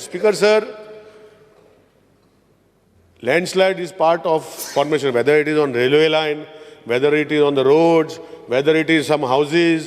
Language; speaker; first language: English; non-native, local second language; Konkani